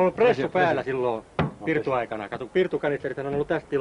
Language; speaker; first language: Finnish; native; Finnish